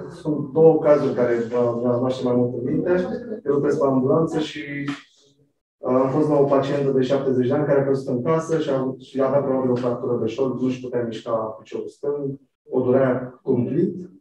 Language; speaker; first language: Romanian; native; Romanian